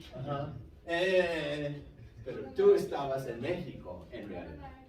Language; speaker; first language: Spanish; non-native, fluent; English